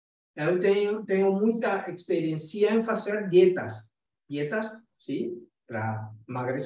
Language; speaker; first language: Portuguese; non-native, fluent; Spanish